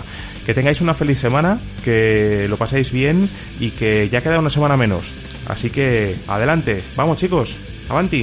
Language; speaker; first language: Spanish; native; Spanish